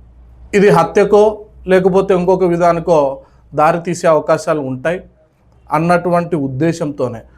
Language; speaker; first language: Telugu; native; Telugu